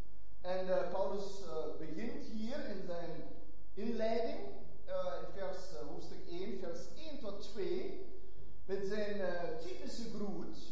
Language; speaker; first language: Dutch; non-native, fluent; German